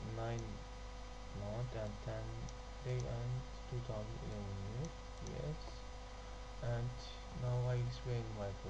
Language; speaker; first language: English; non-native, learner; Turkish